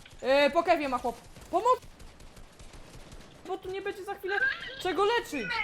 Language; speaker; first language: Polish; native; Polish